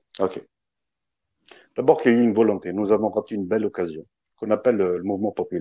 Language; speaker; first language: French; non-native, local second language; Kabyle